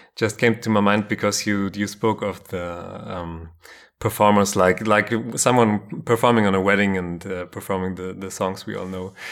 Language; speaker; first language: English; non-native, fluent; German